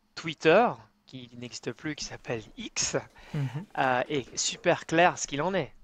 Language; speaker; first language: French; native; French